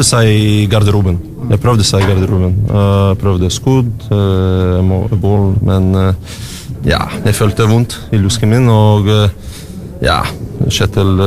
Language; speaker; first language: Norwegian; non-native, learner; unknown